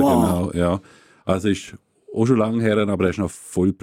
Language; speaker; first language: German; native; German